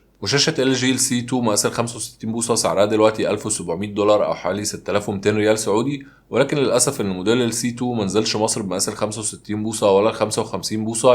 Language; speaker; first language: Arabic; native; Arabic